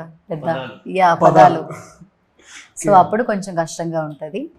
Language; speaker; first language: Telugu; non-native, learner; Malayalam